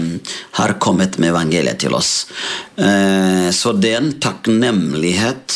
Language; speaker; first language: Norwegian; non-native, fluent; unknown